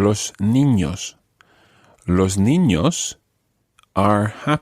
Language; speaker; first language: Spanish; non-native, fluent; English